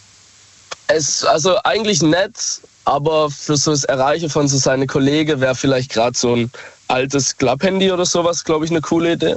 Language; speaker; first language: German; native; German